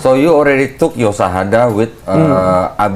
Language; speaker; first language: English; non-native, fluent; Indonesian